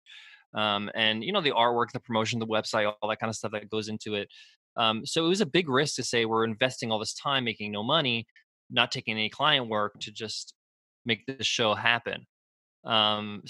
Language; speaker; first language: English; native; English